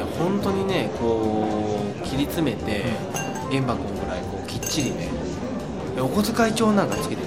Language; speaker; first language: Japanese; native; Japanese